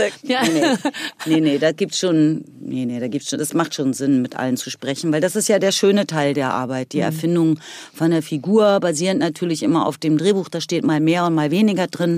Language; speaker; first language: German; native; German